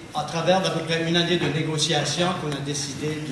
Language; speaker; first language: French; native; French